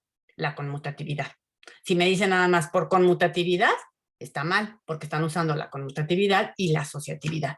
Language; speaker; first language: Spanish; native; Spanish